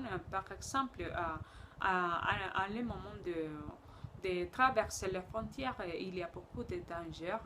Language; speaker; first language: French; non-native, learner; Spanish